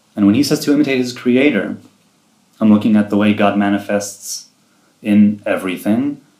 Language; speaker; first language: English; early bilingual, other home language; Hebrew